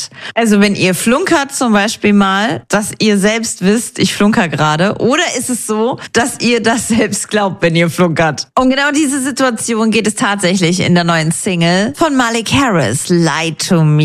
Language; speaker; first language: German; native; German